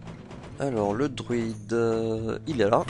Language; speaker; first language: French; native; French